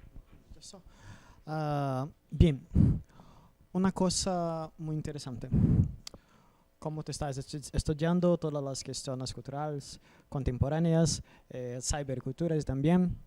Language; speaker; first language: Spanish; non-native, learner; Portuguese